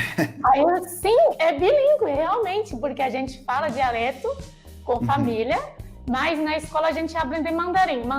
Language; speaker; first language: Portuguese; non-native, fluent; Chinese